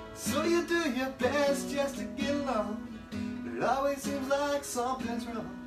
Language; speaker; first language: English; native; English